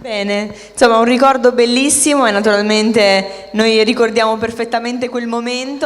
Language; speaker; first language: Italian; native; Italian